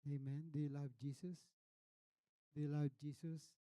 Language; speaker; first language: English; non-native, local second language; Filipino